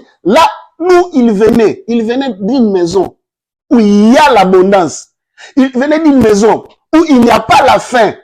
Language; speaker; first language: French; non-native, local second language; Lingala